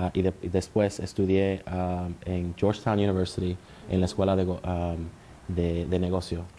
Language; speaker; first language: Spanish; early bilingual, heritage; Spanish